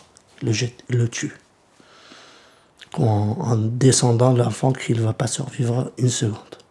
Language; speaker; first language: French; early bilingual, other home language; Kurdish